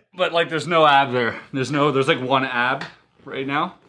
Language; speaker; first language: English; native; English